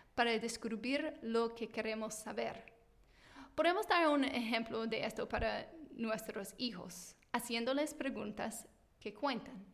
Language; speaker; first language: Spanish; non-native, fluent; English